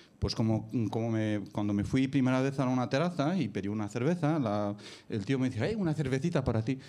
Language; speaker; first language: Spanish; non-native, learner; Romanian